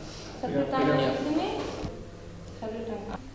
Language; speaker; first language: Indonesian; non-native, learner; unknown